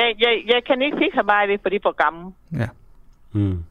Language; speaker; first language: Danish; non-native, learner; Thai